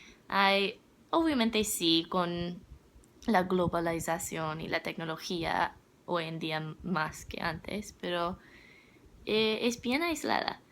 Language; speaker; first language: Spanish; non-native, learner; English